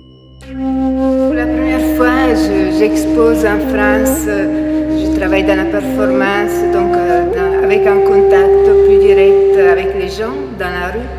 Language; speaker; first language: French; non-native, fluent; Italian